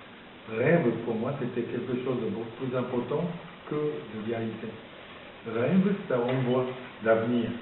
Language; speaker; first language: French; non-native, fluent; Japanese